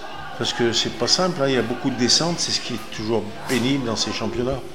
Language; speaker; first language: French; native; French